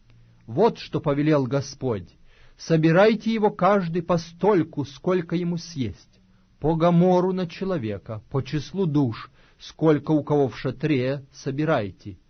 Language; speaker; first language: Russian; native; Russian